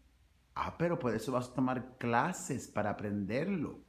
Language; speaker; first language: Spanish; early bilingual, other home language; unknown